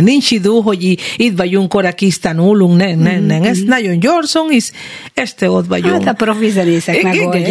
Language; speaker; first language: Hungarian; non-native, learner; Spanish